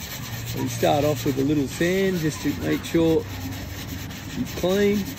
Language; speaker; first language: English; native; English